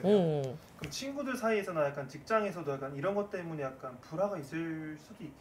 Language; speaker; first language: Korean; native; Korean